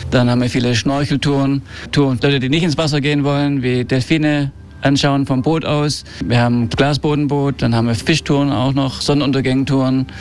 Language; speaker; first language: German; early bilingual, heritage; German